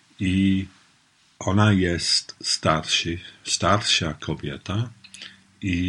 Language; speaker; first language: Polish; non-native, learner; English